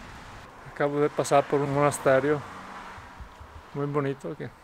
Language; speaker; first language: Spanish; non-native, fluent; Portuguese